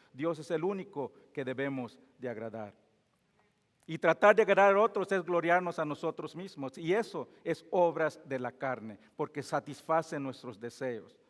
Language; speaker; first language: Spanish; non-native, fluent; English